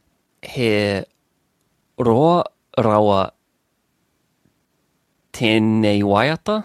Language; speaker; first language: Māori; non-native, learner; English